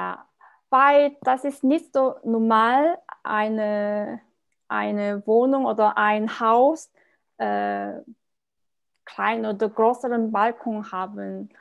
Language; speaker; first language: German; non-native, learner; Korean